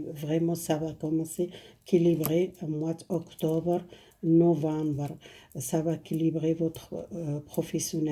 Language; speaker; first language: French; non-native, fluent; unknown